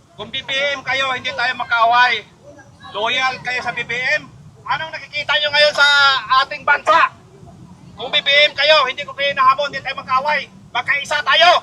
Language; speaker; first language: Filipino; non-native, local second language; Cebuano